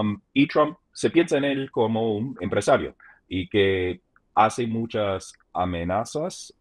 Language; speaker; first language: Spanish; non-native, fluent; English